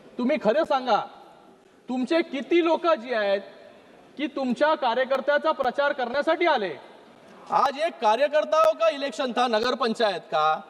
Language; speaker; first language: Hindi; non-native, local second language; Marathi